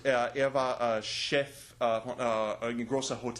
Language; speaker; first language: German; non-native, learner; English